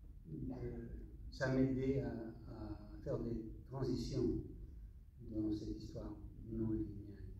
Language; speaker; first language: French; non-native, fluent; English